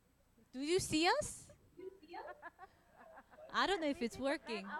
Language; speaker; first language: English; non-native, fluent; Korean